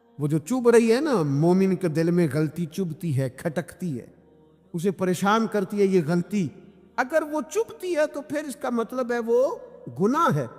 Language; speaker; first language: Urdu; non-native, local second language; Punjabi